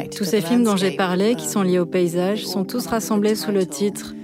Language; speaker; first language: French; early bilingual, other home language; Arabic